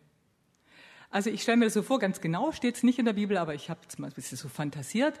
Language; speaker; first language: German; native; German